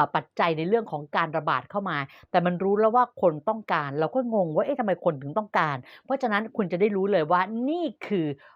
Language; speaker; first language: Thai; native; Thai